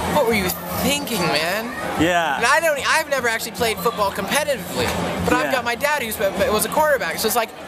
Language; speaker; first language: English; native; English